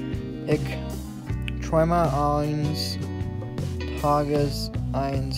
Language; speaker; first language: German; non-native, learner; English